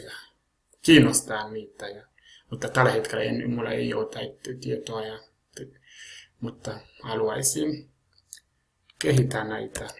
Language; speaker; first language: Finnish; non-native, learner; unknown